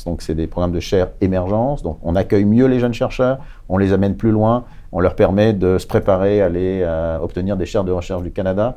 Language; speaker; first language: French; native; French